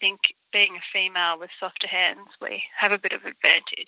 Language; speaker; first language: English; native; English